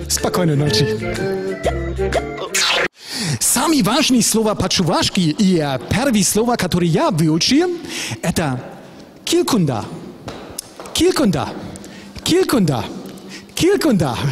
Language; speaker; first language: Russian; non-native, fluent; German